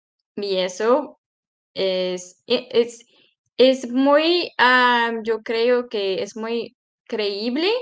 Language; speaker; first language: Spanish; non-native, fluent; English